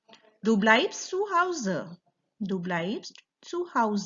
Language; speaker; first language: German; non-native, fluent; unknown